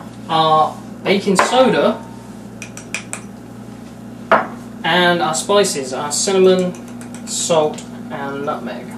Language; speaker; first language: English; native; English